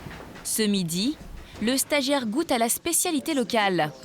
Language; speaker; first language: French; native; French